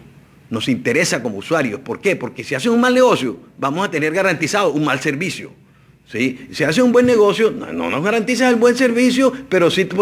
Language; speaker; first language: Spanish; native; Spanish